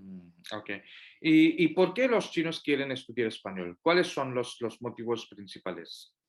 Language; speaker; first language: Spanish; non-native, fluent; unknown